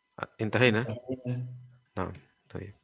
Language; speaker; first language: Arabic; non-native, fluent; Indonesian